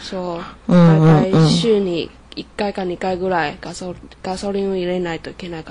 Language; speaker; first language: Japanese; native; Japanese